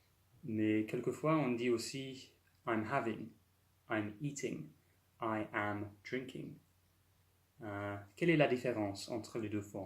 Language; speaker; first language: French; non-native, fluent; English